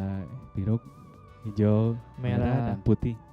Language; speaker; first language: Indonesian; non-native, fluent; Dutch